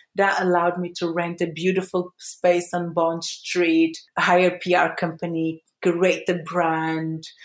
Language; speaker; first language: English; early bilingual, other home language; Portuguese